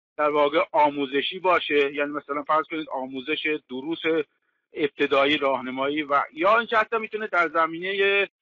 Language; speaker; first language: Persian; non-native, local second language; Azerbaijani